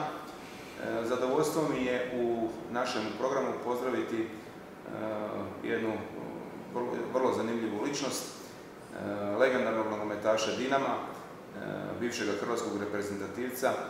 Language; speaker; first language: Serbian; native; Serbian